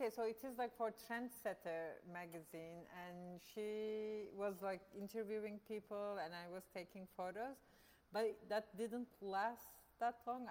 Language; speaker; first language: English; non-native, fluent; Turkish